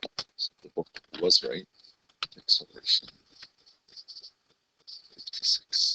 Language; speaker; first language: English; native; English